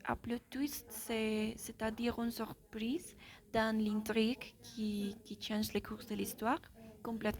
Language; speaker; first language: French; non-native, learner; Spanish